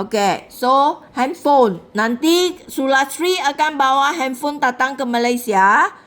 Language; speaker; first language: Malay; non-native, local second language; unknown